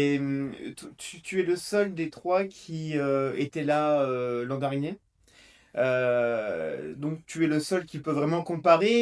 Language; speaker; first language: French; native; French